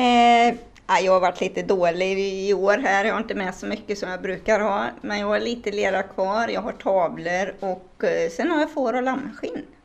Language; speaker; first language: Swedish; native; Swedish